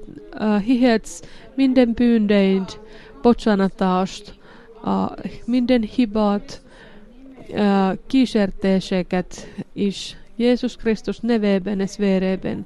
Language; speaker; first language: Hungarian; non-native, learner; Finnish